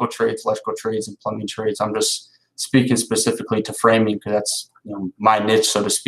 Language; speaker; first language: English; native; English